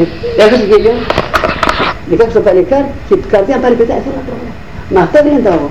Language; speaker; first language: Greek; native; Greek